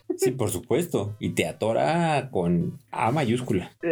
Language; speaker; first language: Spanish; native; Spanish